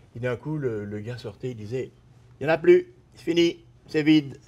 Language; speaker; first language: French; native; French